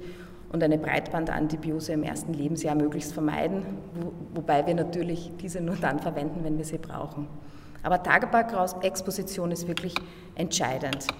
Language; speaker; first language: German; native; German